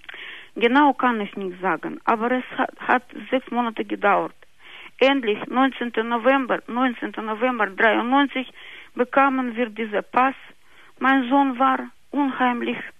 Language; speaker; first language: German; non-native, local second language; Russian